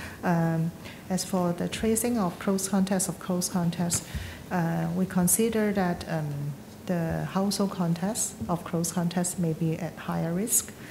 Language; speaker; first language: English; non-native, local second language; Cantonese